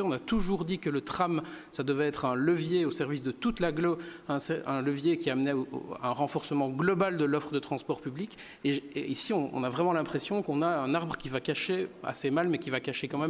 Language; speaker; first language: French; native; French